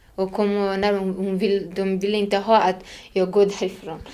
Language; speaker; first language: Swedish; non-native, fluent; Persian